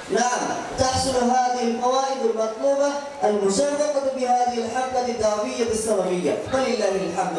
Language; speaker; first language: Arabic; non-native, learner; Bangla